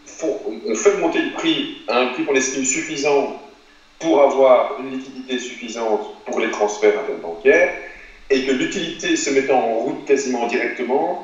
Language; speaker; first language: French; native; French